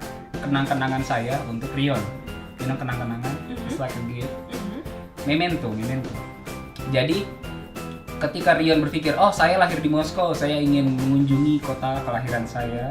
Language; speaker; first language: Indonesian; native; Indonesian